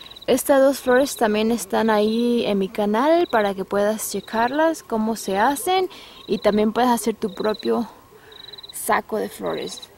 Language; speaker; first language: Spanish; native; Spanish